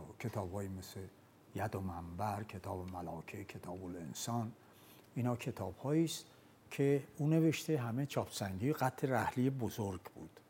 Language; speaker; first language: Persian; non-native, local second language; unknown